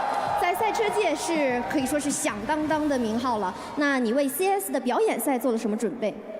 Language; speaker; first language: Chinese; native; Chinese